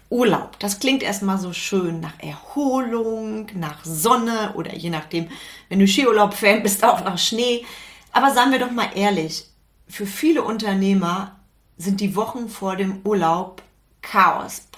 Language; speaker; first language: German; native; German